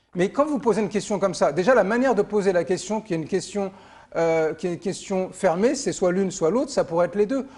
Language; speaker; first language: French; native; French